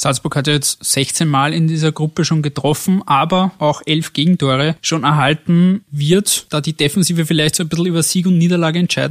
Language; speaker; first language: German; native; German